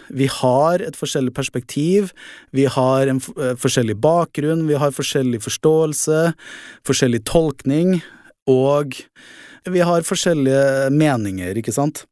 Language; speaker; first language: Norwegian; native; Norwegian